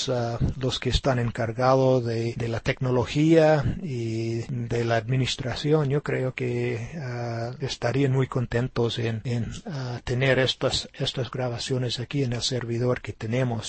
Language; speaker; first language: Spanish; non-native, fluent; English